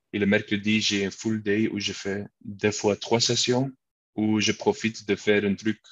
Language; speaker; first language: French; non-native, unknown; Dutch